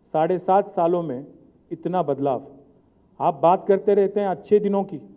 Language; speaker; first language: Hindi; non-native, local second language; Telugu